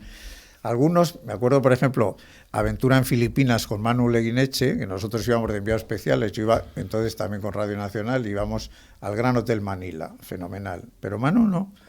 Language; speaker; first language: Spanish; native; Spanish